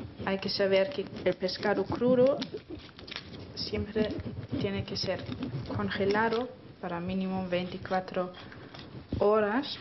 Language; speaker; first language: Spanish; non-native, fluent; German